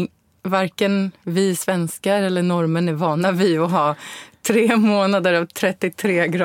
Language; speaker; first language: Swedish; native; Swedish